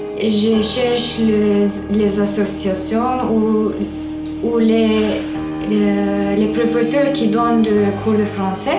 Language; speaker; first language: French; non-native, learner; Turkish